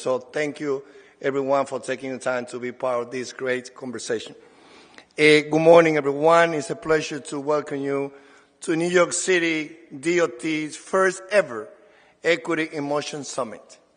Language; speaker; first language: English; non-native, fluent; Spanish